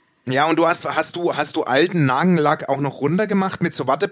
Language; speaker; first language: German; native; German